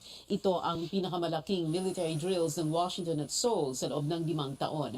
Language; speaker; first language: Filipino; native; Filipino